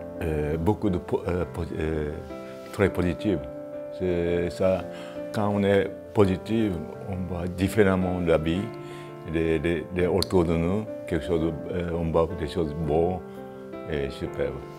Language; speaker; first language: French; non-native, fluent; Japanese